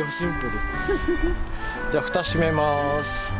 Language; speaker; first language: Japanese; native; Japanese